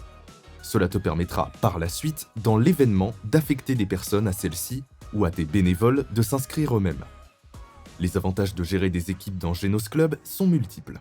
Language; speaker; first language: French; native; French